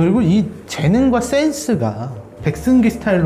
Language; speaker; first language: Korean; native; Korean